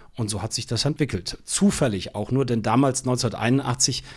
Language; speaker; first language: German; native; German